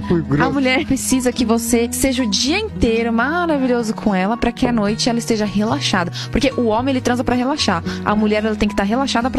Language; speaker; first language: Portuguese; native; Portuguese